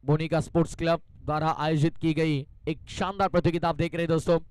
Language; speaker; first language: Hindi; non-native, local second language; Marathi